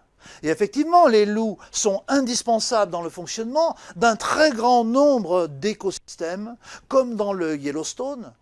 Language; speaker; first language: French; native; French